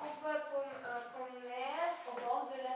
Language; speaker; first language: French; non-native, learner; Ukrainian